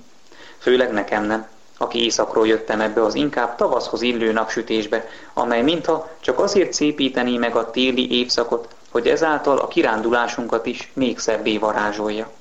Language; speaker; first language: Hungarian; native; Hungarian